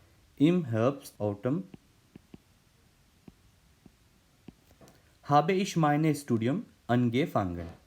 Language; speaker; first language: German; non-native, fluent; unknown